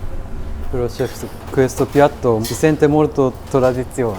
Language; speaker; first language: Italian; non-native, learner; Japanese